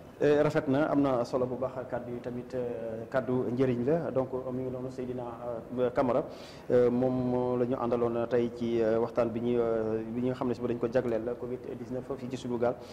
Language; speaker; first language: Wolof; native; Wolof